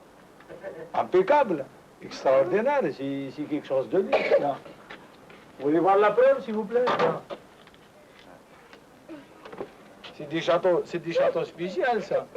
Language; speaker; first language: French; native; French